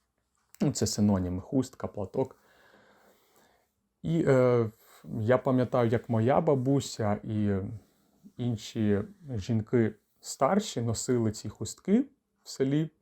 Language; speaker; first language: Ukrainian; native; Ukrainian